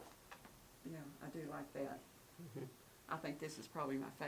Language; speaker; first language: English; native; English